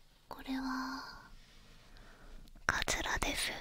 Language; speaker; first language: Japanese; non-native, learner; Korean